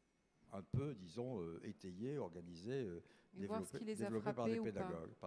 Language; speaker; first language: French; native; French